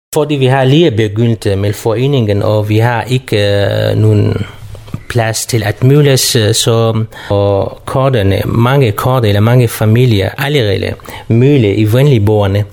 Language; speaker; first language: Danish; non-native, fluent; Kurdish